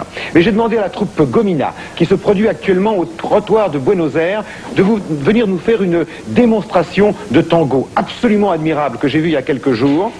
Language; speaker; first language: French; native; French